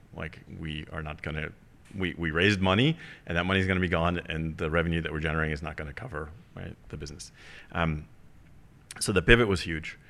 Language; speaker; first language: English; early bilingual, heritage; German